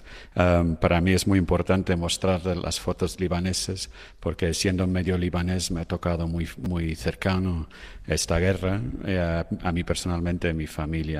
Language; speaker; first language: Spanish; non-native, fluent; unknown